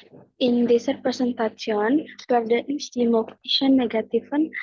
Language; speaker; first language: German; non-native, learner; Indonesian